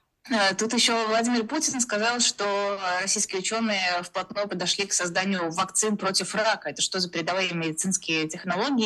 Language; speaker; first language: Russian; native; Russian